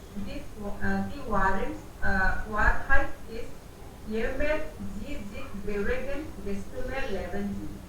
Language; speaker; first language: German; non-native, learner; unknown